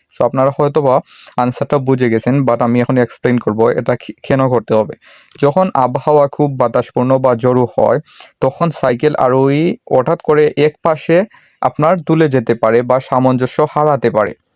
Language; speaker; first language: Bangla; non-native, local second language; Sylheti